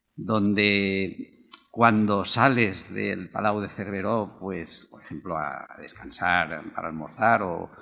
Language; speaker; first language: Spanish; native; Spanish